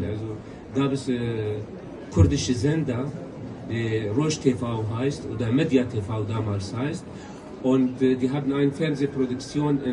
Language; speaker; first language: German; non-native, local second language; Kurdish